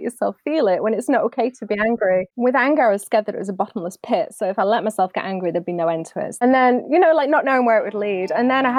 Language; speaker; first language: English; native; English